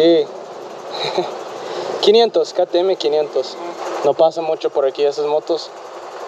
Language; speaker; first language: Spanish; non-native, fluent; English